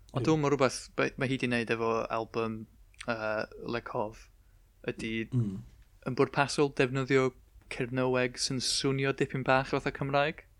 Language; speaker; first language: Welsh; native; Welsh